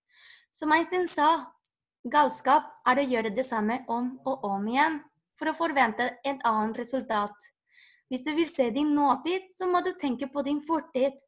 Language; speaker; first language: Norwegian; non-native, fluent; Spanish